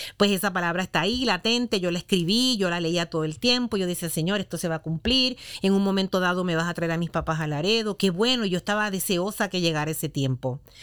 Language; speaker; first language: Spanish; native; Spanish